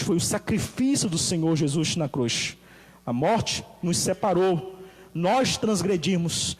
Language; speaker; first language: Portuguese; native; Portuguese